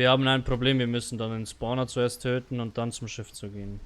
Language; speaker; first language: German; native; German